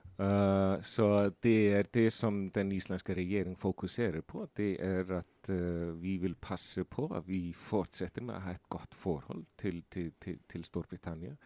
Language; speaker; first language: Norwegian; non-native, fluent; Icelandic